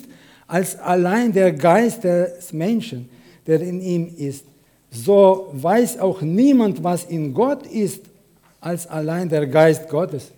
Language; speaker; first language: German; non-native, fluent; Russian